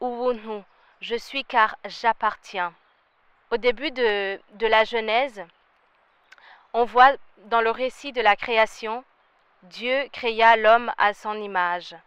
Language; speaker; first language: French; non-native, local second language; Rundi